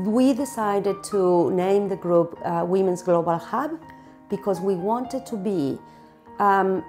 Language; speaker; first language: English; non-native, fluent; Spanish